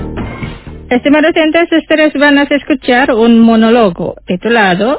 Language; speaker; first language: Spanish; non-native, fluent; Indonesian